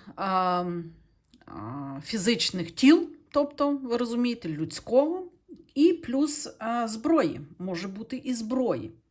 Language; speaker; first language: Ukrainian; non-native, local second language; Russian